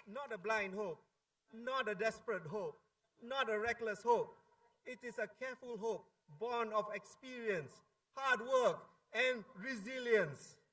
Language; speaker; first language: English; non-native, local second language; Malay